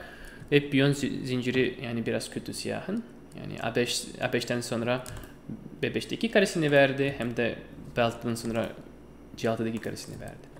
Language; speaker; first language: Turkish; non-native, fluent; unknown